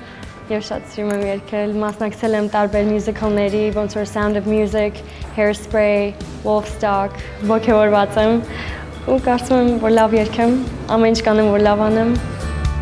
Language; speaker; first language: Armenian; early bilingual, heritage; Armenian